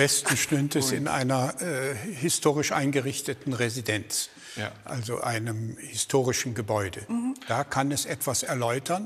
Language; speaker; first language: German; native; German